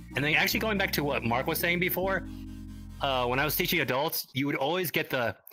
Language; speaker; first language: English; native; English